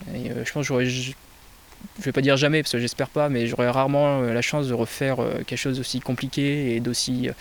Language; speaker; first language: French; native; French